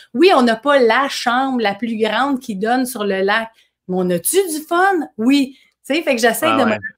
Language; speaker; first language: French; native; French